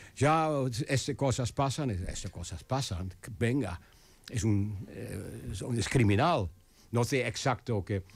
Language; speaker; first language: Spanish; non-native, learner; Dutch